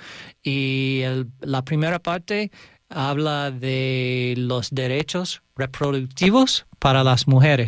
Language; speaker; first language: Spanish; non-native, learner; English